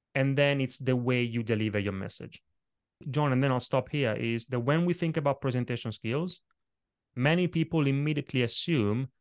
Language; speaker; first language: English; non-native, fluent; Italian